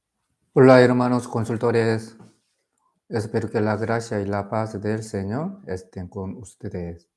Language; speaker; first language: Spanish; non-native, learner; Korean